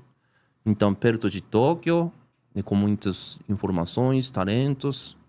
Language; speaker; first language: Portuguese; non-native, learner; Japanese